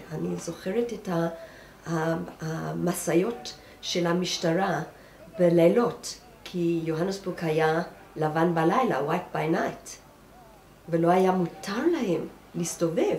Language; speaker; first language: Hebrew; non-native, fluent; English